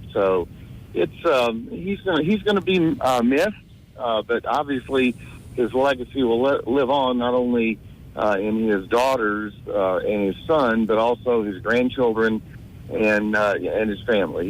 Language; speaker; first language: English; native; English